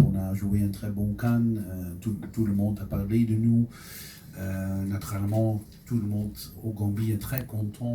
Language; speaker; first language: French; non-native, local second language; Dutch